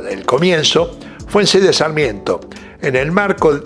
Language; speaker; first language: Spanish; native; Spanish